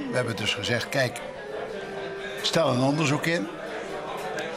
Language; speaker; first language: Dutch; native; Dutch